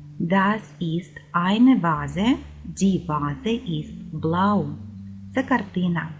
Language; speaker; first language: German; non-native, fluent; Ukrainian